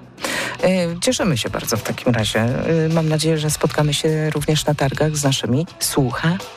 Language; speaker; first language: Polish; native; Polish